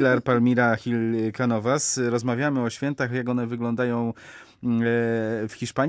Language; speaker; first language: Polish; native; Polish